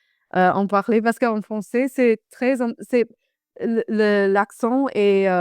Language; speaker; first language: French; non-native, fluent; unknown